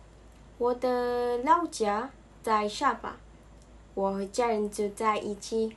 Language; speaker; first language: Chinese; non-native, learner; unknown